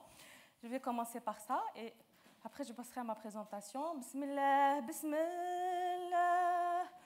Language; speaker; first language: French; non-native, local second language; Arabic